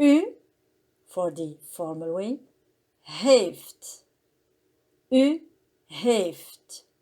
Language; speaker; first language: Dutch; non-native, learner; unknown